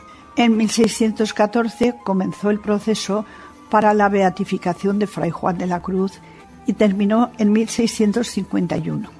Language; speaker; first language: Spanish; native; Spanish